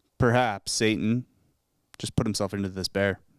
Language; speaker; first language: English; native; English